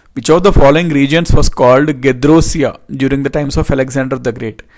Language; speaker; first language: English; non-native, local second language; Telugu